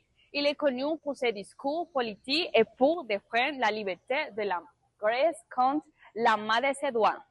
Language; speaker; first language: French; non-native, learner; Spanish